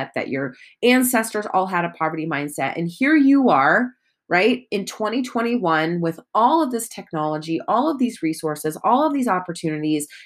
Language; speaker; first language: English; native; English